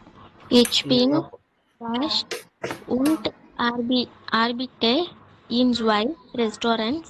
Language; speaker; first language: German; non-native, learner; Tamil